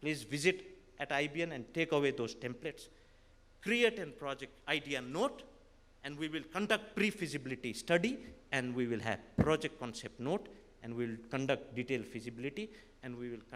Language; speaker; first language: English; non-native, local second language; Nepali